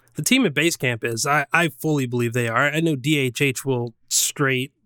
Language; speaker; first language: English; native; English